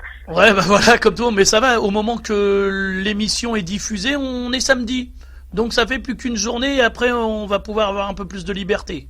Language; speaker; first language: French; native; French